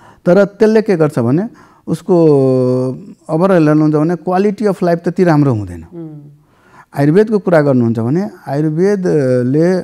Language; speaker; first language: Nepali; non-native, local second language; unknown